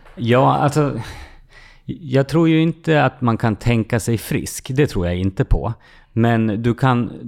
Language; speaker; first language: Swedish; native; Swedish